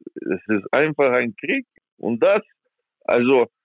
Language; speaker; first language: German; non-native, fluent; Ukrainian